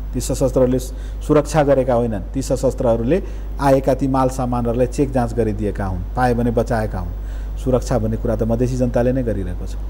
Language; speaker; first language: Nepali; non-native, local second language; Maithili